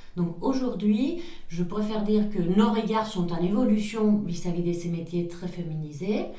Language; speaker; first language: French; non-native, fluent; Spanish